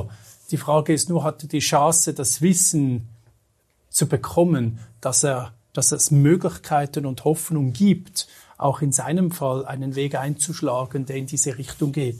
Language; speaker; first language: German; native; German